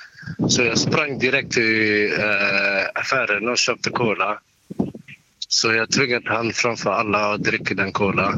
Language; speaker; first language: Swedish; non-native, learner; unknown